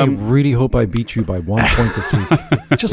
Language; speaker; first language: English; native; English